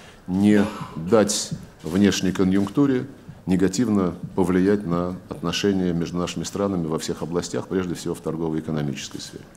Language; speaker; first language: Russian; native; Russian